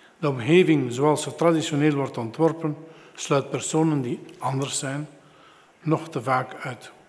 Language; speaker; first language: Dutch; native; Dutch